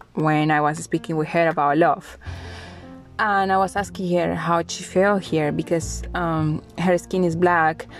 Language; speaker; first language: English; non-native, fluent; Spanish